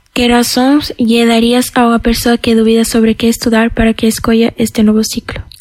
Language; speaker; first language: Galician; native; Galician